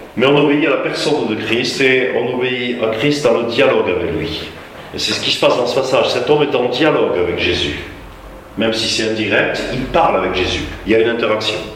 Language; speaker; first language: French; native; French